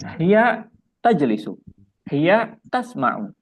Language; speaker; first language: Arabic; non-native, fluent; Indonesian